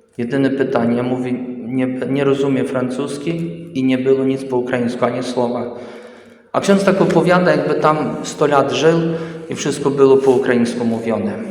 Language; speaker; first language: Polish; early bilingual, heritage; Polish